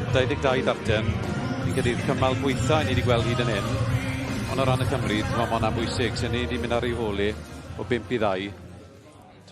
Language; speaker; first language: Welsh; native; Welsh